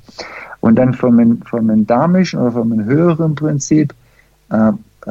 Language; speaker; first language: German; early bilingual, heritage; German